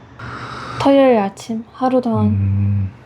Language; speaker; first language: Korean; non-native, fluent; Russian